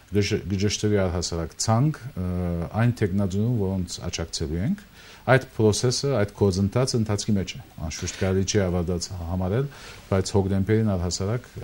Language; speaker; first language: Armenian; early bilingual, heritage; Armenian